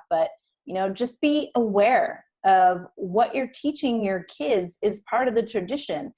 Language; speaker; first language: English; native; English